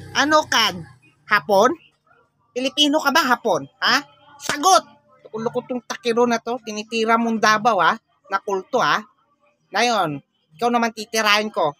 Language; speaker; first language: Filipino; non-native, local second language; Cebuano